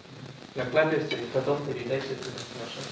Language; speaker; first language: Russian; non-native, fluent; Thai